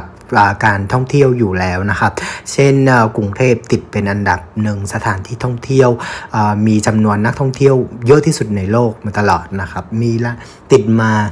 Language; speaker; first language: Thai; non-native, fluent; Vietnamese